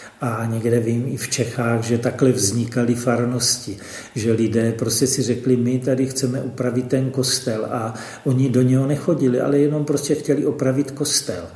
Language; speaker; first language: Czech; native; Czech